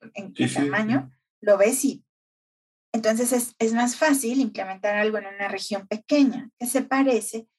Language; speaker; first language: Spanish; native; Spanish